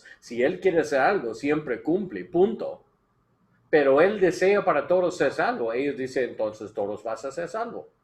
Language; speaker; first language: Spanish; non-native, learner; English